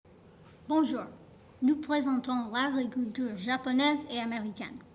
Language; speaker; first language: French; non-native, learner; English